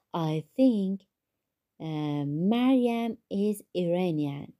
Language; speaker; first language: English; non-native, fluent; Persian